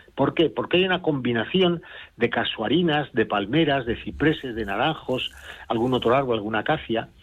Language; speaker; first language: Spanish; native; Spanish